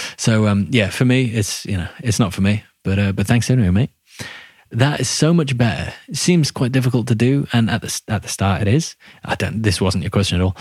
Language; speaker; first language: English; native; English